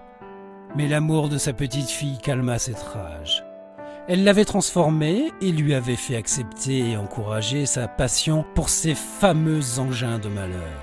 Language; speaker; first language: French; native; French